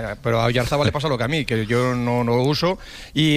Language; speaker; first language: Spanish; native; Spanish